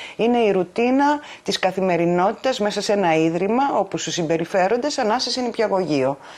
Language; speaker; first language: Greek; native; Greek